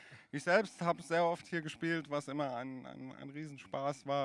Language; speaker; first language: German; native; German